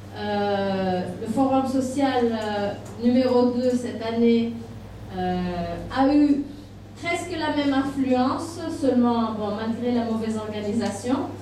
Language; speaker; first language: French; non-native, local second language; Arabic